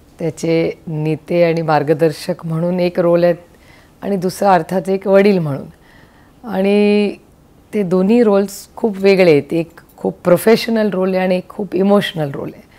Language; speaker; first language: Marathi; native; Marathi